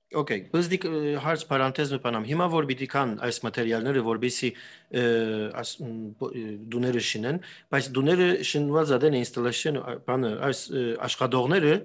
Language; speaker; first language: Armenian; early bilingual, heritage; Armenian